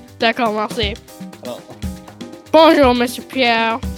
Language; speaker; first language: French; non-native, local second language; English